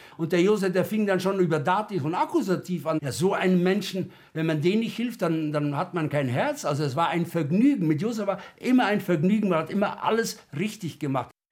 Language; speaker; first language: German; native; German